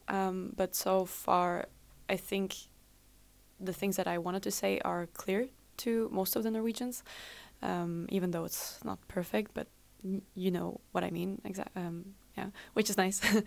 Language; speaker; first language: English; non-native, fluent; Dutch